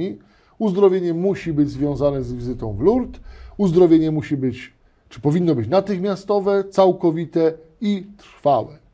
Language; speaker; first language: Polish; native; Polish